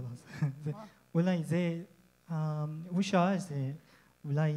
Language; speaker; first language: Hebrew; non-native, learner; Korean